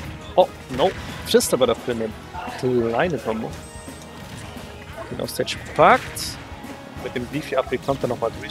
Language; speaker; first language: German; native; German